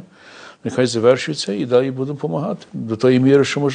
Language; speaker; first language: Ukrainian; early bilingual, heritage; English